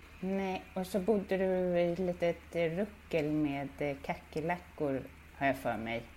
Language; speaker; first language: Swedish; native; Swedish